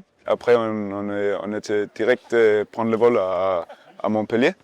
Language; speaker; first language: French; non-native, learner; Danish